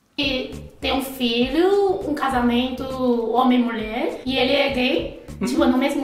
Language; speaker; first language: Portuguese; non-native, fluent; Chinese